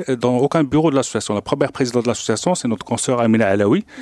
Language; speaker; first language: French; non-native, local second language; Arabic